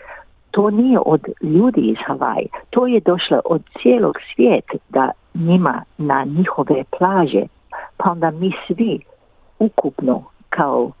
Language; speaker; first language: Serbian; early bilingual, heritage; English